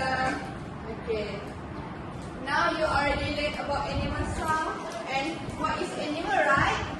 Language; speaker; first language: English; non-native, learner; Malay